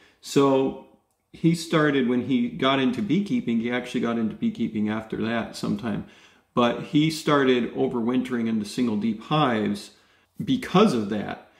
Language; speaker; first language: English; native; English